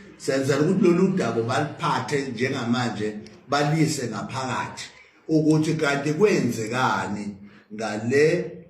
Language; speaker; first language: Zulu; native; Zulu